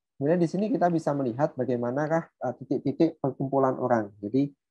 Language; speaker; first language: Indonesian; native; Indonesian